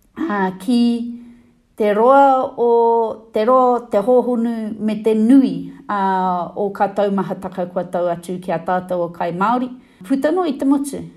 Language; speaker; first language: Māori; non-native, local second language; English